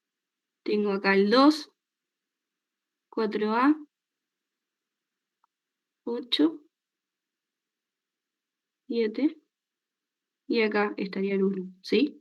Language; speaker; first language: Spanish; native; Spanish